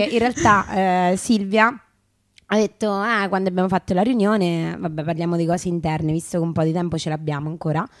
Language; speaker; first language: Italian; native; Italian